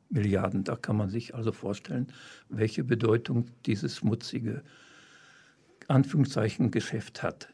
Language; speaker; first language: German; native; German